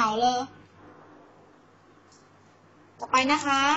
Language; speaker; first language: Chinese; non-native, fluent; Thai